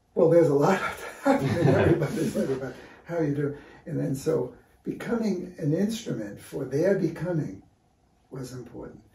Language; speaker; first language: English; native; English